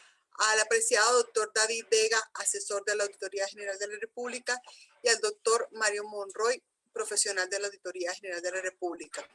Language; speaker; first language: Spanish; native; Spanish